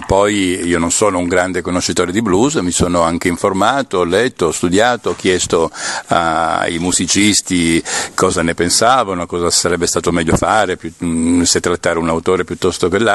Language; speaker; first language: Italian; native; Italian